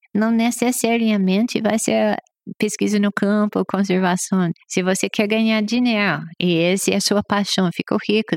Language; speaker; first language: Portuguese; non-native, fluent; English